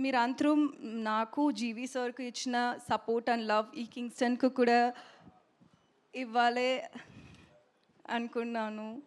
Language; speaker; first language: Telugu; non-native, learner; Tamil